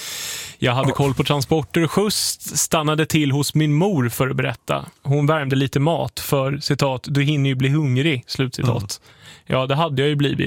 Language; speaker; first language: Swedish; native; Swedish